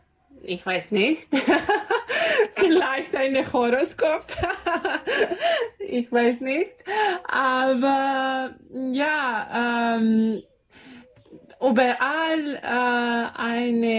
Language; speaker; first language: German; non-native, learner; Serbian